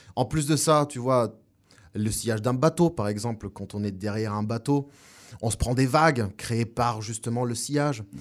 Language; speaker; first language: French; non-native, fluent; Spanish